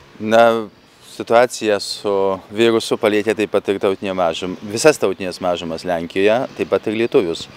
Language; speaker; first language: Lithuanian; native; Lithuanian